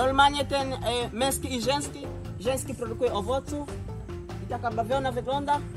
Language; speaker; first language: Polish; non-native, learner; Swahili